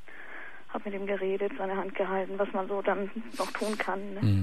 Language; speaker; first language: German; native; German